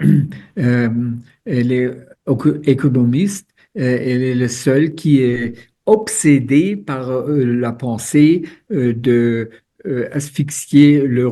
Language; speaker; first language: French; non-native, fluent; German